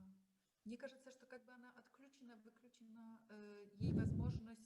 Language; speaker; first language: Russian; non-native, fluent; Polish